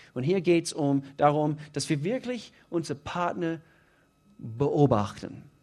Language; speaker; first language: German; non-native, fluent; English